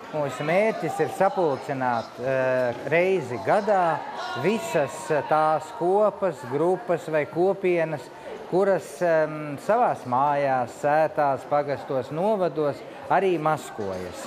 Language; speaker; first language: Latvian; native; Latvian